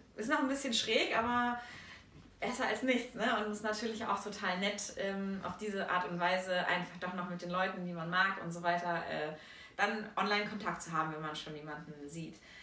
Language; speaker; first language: German; native; German